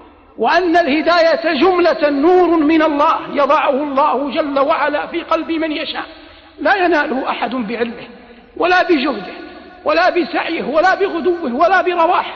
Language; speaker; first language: Arabic; native; Arabic